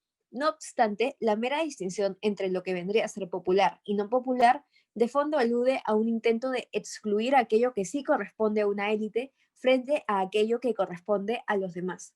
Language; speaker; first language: Spanish; native; Spanish